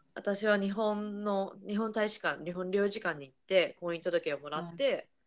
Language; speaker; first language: Japanese; native; Japanese